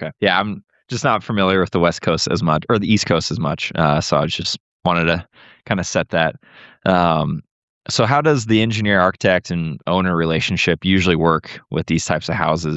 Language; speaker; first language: English; native; English